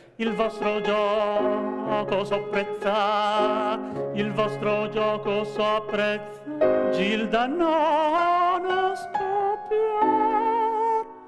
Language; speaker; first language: Italian; native; Italian